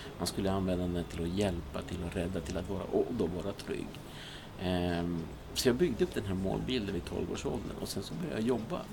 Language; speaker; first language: Swedish; early bilingual, other home language; Spanish